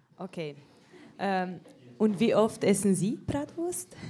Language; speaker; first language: German; non-native, learner; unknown